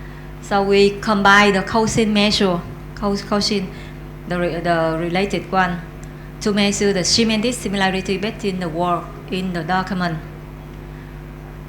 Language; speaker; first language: English; non-native, learner; Vietnamese